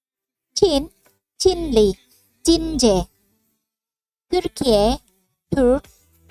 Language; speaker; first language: Turkish; non-native, fluent; Indonesian